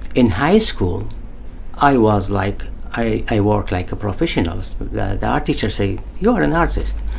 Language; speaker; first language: English; non-native, learner; Arabic